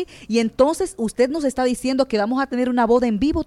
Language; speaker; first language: Spanish; native; Spanish